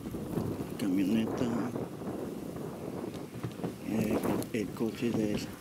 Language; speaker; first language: Spanish; early bilingual, heritage; Spanish